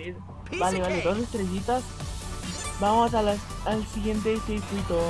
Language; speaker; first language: Spanish; native; Spanish